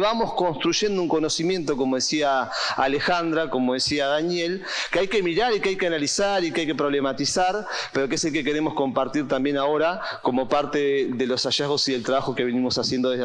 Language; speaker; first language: Spanish; native; Spanish